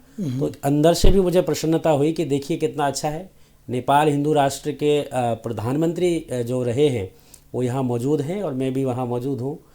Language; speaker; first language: Hindi; native; Hindi